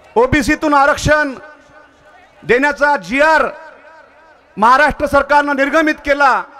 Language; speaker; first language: Marathi; non-native, local second language; Lambadi